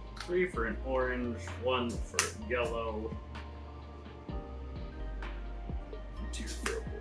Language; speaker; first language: English; native; English